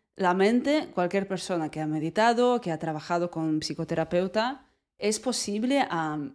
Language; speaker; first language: Spanish; non-native, fluent; Russian